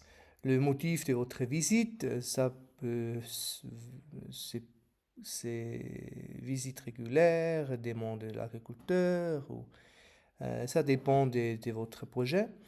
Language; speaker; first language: French; non-native, learner; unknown